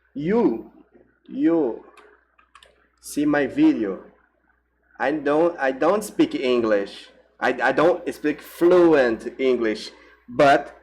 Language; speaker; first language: English; non-native, learner; Portuguese